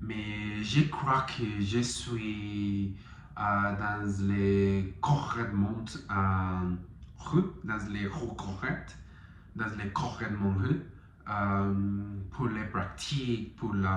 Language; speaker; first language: French; non-native, learner; Spanish